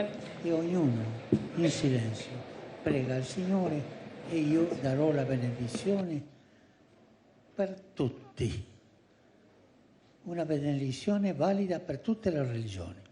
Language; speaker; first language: Italian; non-native, fluent; Spanish